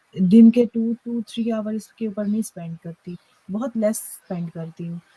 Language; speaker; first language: Urdu; native; Urdu